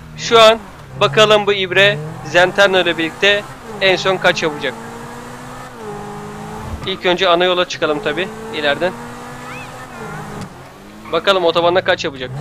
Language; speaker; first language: Turkish; native; Turkish